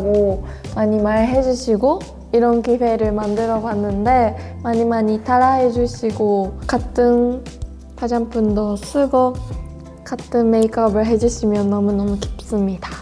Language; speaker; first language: Korean; non-native, fluent; Japanese